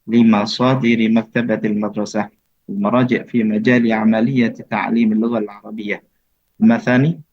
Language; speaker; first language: Arabic; non-native, fluent; Indonesian